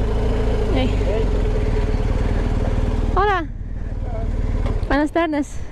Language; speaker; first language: Spanish; non-native, learner; Russian